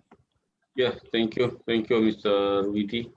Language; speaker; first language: English; non-native, learner; Indonesian